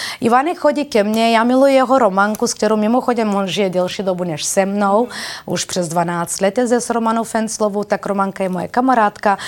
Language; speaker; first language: Czech; non-native, fluent; Bulgarian